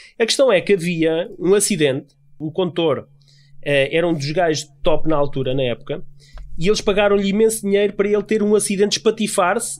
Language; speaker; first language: Portuguese; native; Portuguese